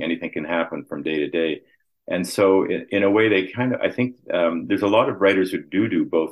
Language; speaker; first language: English; native; English